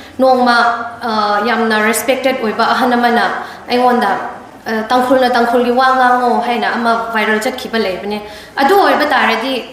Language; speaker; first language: Manipuri; non-native, local second language; Tangkhul Naga (India)